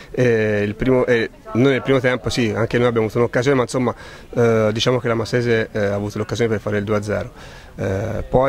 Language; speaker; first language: Italian; native; Italian